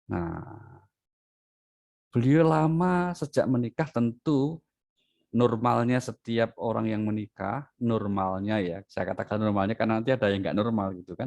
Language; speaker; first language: Indonesian; native; Indonesian